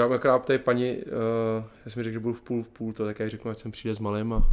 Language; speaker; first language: Czech; native; Czech